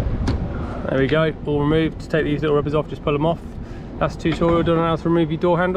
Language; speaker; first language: English; native; English